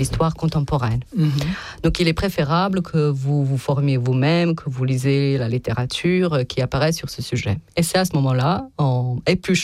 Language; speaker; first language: French; non-native, fluent; Bosnian